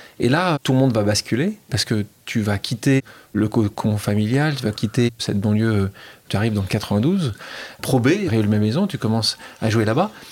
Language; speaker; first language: French; native; French